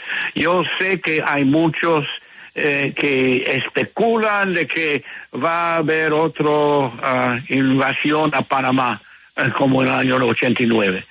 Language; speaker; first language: Spanish; non-native, fluent; English